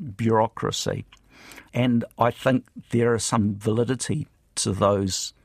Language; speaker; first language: English; native; English